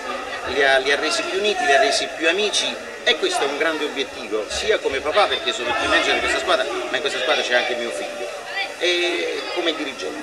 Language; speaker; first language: Italian; native; Italian